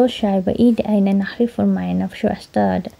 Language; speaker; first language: German; non-native, fluent; Indonesian